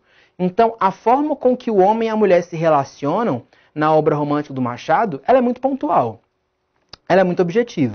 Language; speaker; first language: Portuguese; native; Portuguese